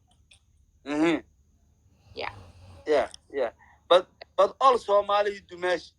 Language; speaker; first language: English; non-native, learner; Somali